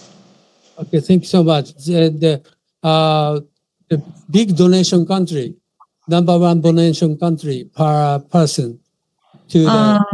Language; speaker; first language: English; non-native, fluent; Japanese